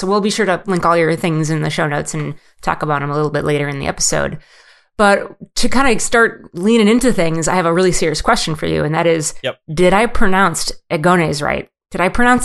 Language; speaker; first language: English; native; English